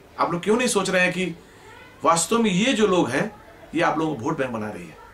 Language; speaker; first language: Hindi; non-native, fluent; Eastern Tamang